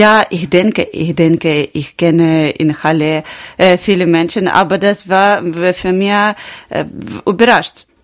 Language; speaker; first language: German; non-native, learner; Ukrainian